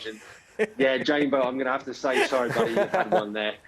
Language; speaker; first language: English; native; English